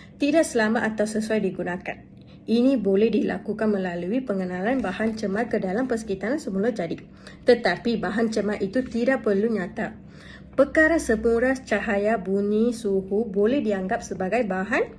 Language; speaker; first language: Malay; non-native, local second language; Tamil